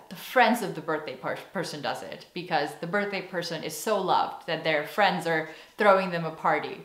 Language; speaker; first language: English; native; English